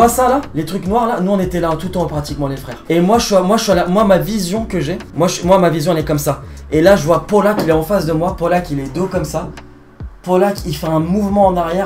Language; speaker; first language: French; native; French